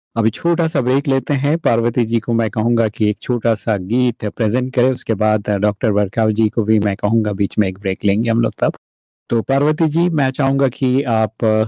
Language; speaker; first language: Hindi; native; Hindi